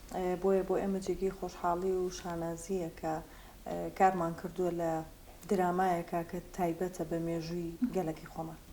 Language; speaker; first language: Central Kurdish; native; Central Kurdish